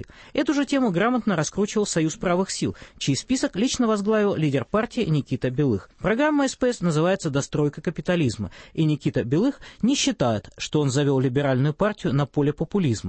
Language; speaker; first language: Russian; native; Russian